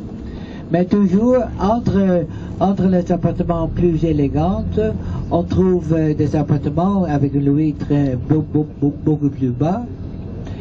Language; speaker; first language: French; non-native, fluent; Dutch